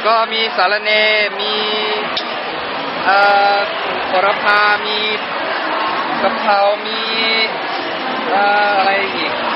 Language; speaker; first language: Thai; non-native, fluent; English